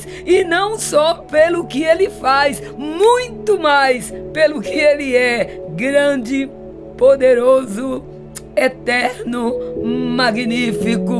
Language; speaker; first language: Portuguese; native; Portuguese